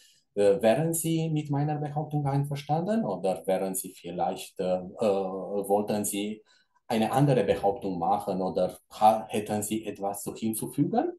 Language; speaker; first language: German; non-native, fluent; Romanian